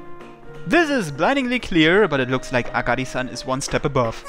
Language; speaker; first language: English; native; English